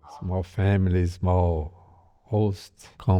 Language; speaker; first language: English; non-native, learner; Portuguese